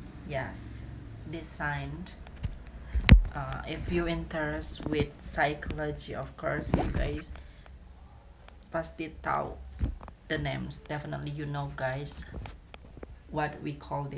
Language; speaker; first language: English; non-native, learner; Indonesian